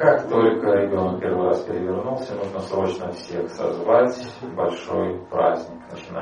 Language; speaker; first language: Russian; native; Russian